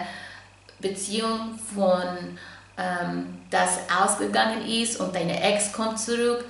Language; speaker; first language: German; non-native, fluent; English